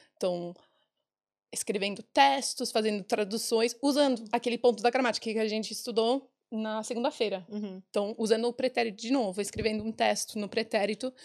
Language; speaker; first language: Portuguese; non-native, fluent; English